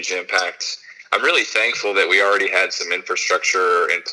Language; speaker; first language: English; native; English